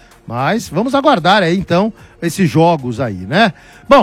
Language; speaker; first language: Portuguese; native; Portuguese